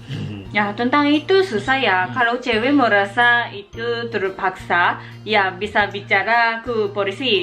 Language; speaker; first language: Indonesian; non-native, learner; Japanese